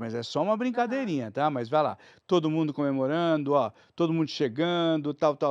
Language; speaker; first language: Portuguese; native; Portuguese